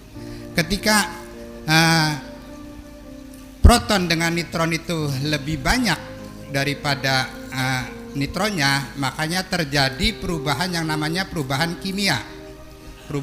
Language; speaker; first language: Indonesian; non-native, local second language; Javanese